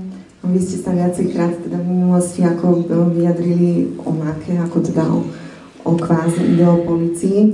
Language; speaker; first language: Slovak; native; Slovak